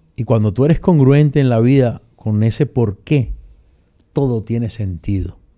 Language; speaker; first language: Spanish; native; Spanish